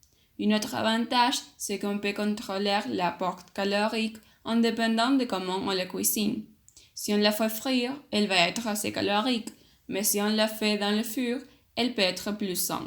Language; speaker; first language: French; non-native, learner; Spanish